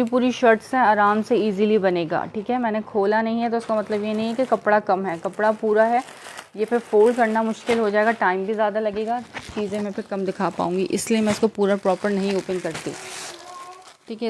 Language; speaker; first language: Urdu; native; Urdu